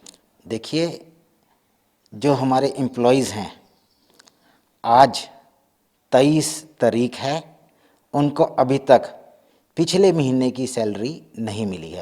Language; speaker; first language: Hindi; native; Hindi